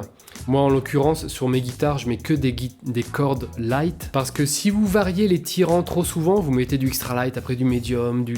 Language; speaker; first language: French; native; French